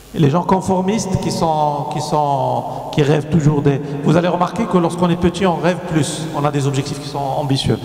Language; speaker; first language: French; non-native, local second language; Arabic